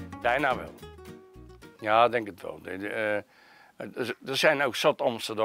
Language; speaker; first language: Dutch; native; Dutch